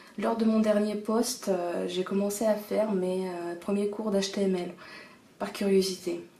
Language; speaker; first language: French; non-native, fluent; Russian